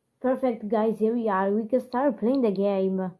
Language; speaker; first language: English; non-native, learner; Italian